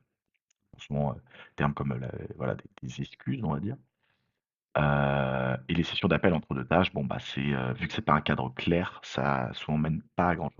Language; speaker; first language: French; native; French